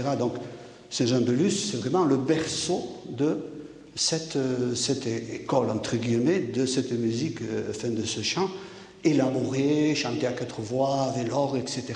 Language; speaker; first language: French; non-native, local second language; Basque